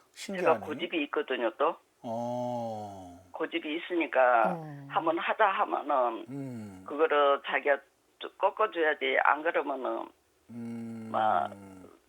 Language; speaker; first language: Korean; native; Korean